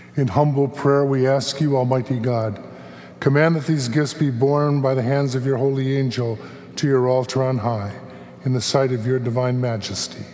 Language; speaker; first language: English; native; English